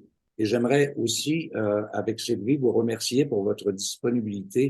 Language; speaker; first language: French; native; French